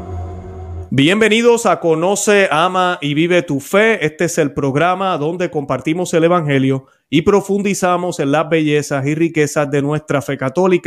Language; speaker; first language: Spanish; native; Spanish